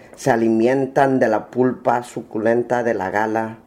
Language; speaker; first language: Spanish; early bilingual, heritage; Spanish